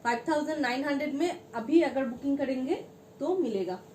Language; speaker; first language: Hindi; non-native, local second language; Bangla